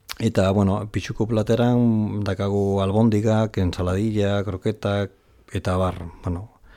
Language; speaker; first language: Basque; non-native, local second language; Spanish